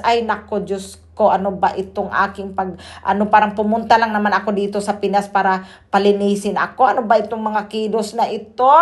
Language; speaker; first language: Filipino; native; Filipino